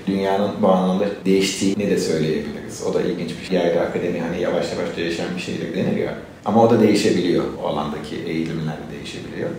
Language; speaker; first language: Turkish; native; Turkish